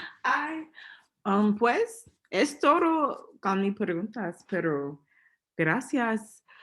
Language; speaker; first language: Spanish; non-native, learner; English